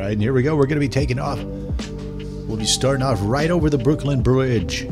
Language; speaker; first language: English; native; English